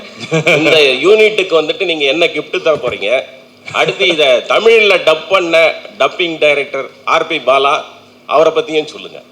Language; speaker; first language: Tamil; native; Tamil